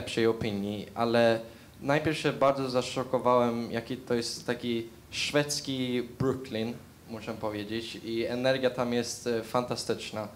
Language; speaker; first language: Polish; early bilingual, heritage; Polish